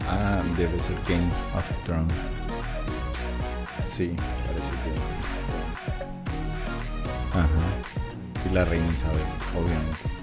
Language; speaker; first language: Spanish; native; Spanish